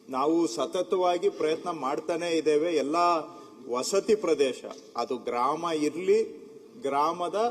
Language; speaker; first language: Kannada; native; Kannada